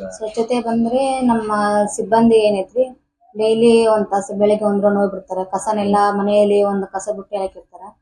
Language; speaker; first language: Kannada; native; Kannada